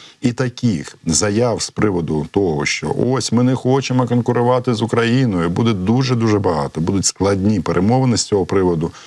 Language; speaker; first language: Ukrainian; non-native, local second language; Russian